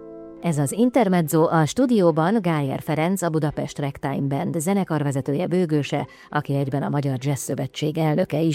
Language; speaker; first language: Hungarian; native; Hungarian